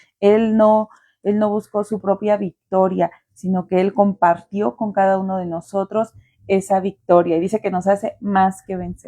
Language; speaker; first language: Spanish; native; Spanish